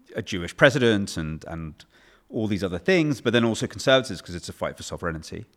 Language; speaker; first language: English; native; English